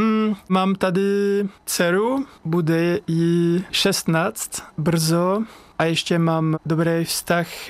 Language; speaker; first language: Czech; non-native, learner; French